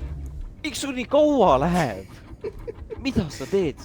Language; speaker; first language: Estonian; native; Estonian